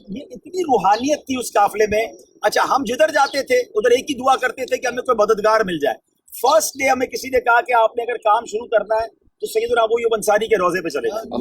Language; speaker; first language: Urdu; native; Urdu